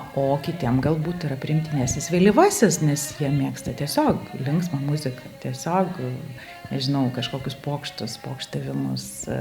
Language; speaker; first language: Lithuanian; native; Lithuanian